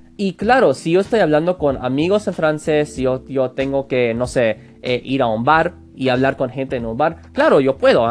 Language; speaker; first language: Spanish; non-native, fluent; English